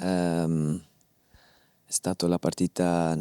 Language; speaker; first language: Italian; non-native, fluent; Dutch